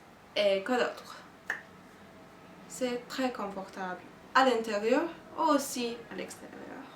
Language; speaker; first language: French; non-native, learner; Turkish